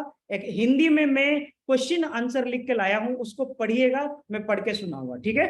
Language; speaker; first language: Hindi; native; Hindi